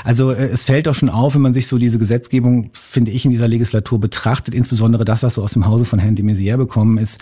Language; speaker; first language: German; native; German